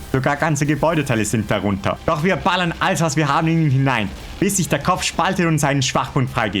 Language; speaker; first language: German; native; German